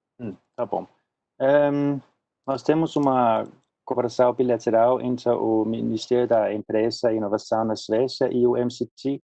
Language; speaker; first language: Portuguese; non-native, fluent; Swedish